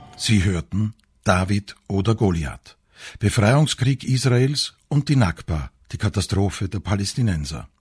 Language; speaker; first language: German; native; German